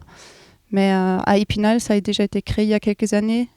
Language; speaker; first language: French; non-native, fluent; German